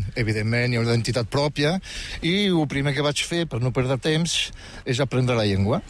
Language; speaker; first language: Catalan; non-native, fluent; Riffian